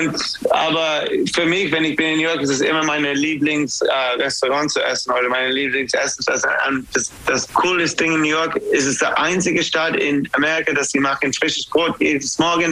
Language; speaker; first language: German; non-native, learner; English